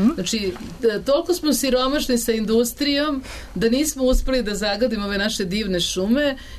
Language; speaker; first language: Serbian; native; Serbian